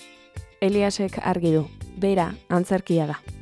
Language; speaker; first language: Basque; native; Basque